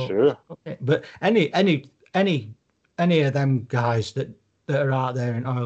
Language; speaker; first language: English; native; English